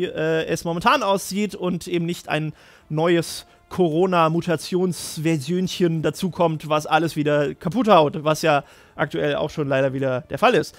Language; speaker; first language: German; native; German